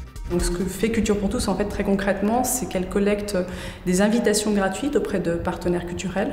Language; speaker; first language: French; native; French